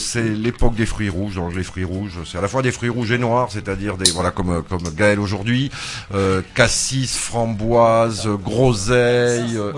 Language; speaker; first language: French; native; French